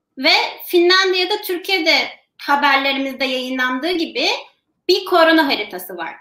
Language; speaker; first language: Turkish; native; Turkish